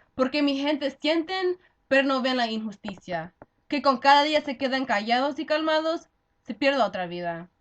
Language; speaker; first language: Spanish; early bilingual, heritage; Spanish